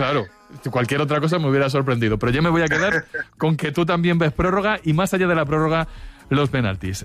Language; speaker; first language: Spanish; native; Spanish